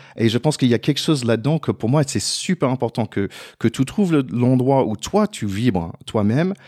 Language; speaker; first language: French; non-native, fluent; English